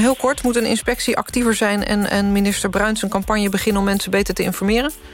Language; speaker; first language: Dutch; native; Dutch